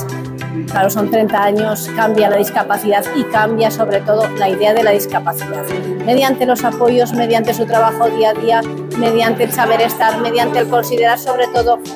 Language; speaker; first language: Spanish; native; Spanish